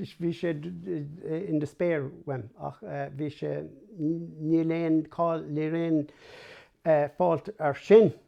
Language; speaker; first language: Irish; non-native, local second language; English